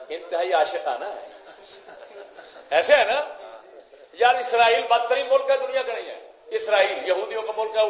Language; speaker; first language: Urdu; non-native, local second language; Punjabi